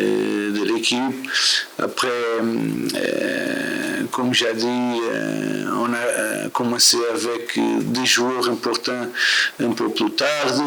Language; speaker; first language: French; non-native, learner; Portuguese